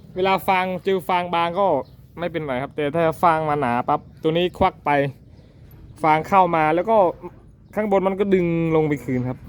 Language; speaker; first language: Thai; native; Thai